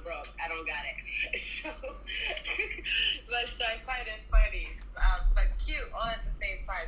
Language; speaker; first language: English; native; English